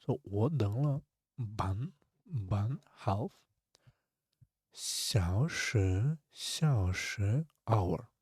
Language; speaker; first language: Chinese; non-native, fluent; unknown